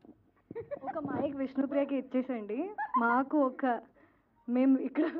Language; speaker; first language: Telugu; non-native, local second language; Hindi